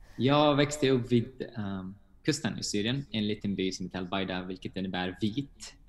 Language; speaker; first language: Swedish; non-native, fluent; Arabic